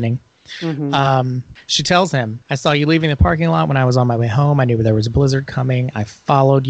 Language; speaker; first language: English; native; English